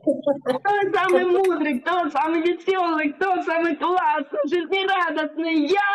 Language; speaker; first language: Russian; native; Russian